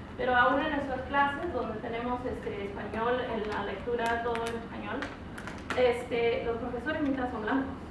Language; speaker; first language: Spanish; early bilingual, other home language; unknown